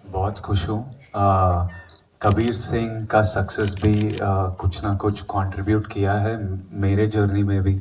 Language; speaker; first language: Hindi; non-native, local second language; Telugu